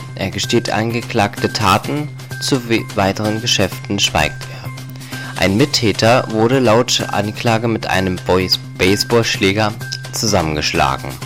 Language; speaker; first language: German; native; German